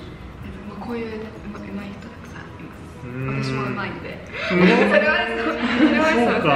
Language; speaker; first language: Japanese; non-native, fluent; Mongolian